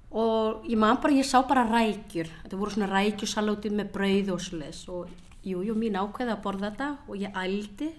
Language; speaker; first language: Icelandic; early bilingual, other home language; Vietnamese